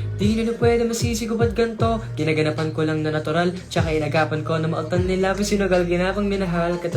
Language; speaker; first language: Filipino; native; Filipino